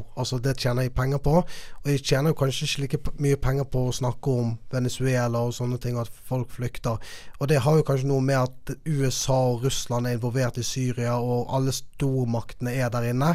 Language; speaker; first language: Norwegian; native; Norwegian